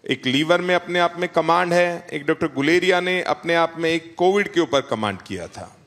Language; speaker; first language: Hindi; native; Hindi